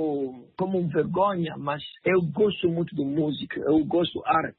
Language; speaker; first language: Portuguese; non-native, learner; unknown